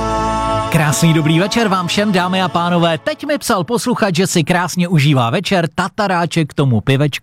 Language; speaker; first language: Czech; native; Czech